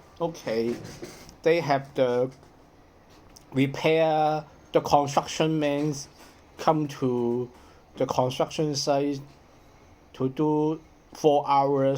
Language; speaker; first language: English; non-native, learner; Cantonese